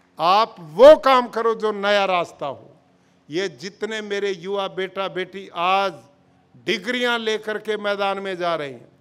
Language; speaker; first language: Hindi; native; Hindi